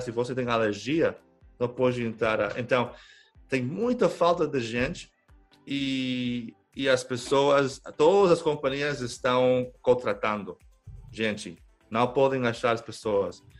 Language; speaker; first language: Portuguese; non-native, fluent; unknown